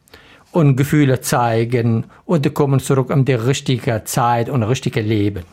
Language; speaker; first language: German; non-native, learner; Arabic